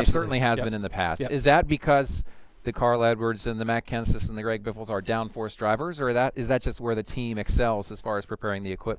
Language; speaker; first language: English; native; English